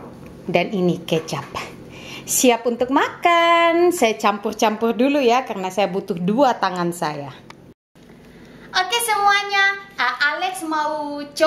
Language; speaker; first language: Indonesian; non-native, local second language; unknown